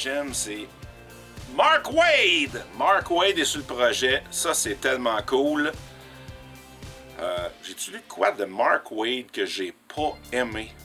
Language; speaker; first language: French; native; French